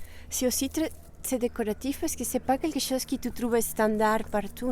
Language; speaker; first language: French; non-native, fluent; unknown